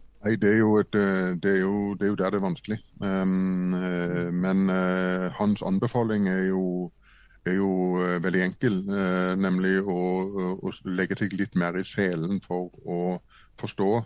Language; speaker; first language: Norwegian; native; Norwegian